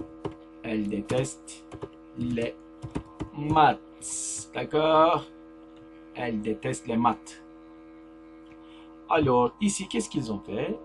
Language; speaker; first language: French; non-native, fluent; Turkish